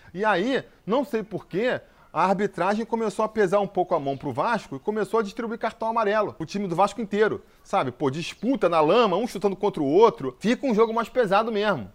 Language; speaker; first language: Portuguese; native; Portuguese